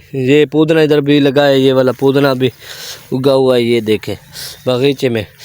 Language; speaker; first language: Urdu; non-native, local second language; Saraiki